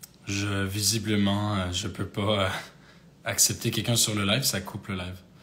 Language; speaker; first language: French; native; French